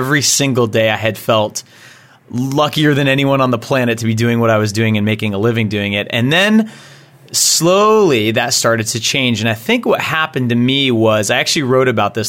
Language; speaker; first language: English; native; English